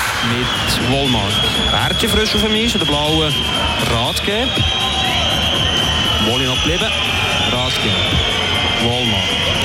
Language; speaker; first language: German; native; German